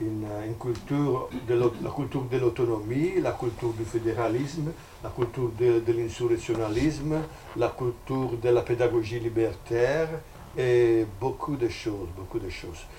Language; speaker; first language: French; non-native, fluent; Italian